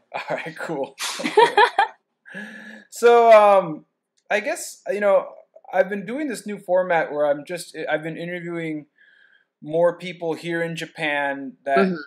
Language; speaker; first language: English; native; English